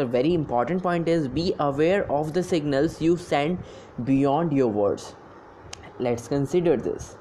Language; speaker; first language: English; non-native, local second language; Hindi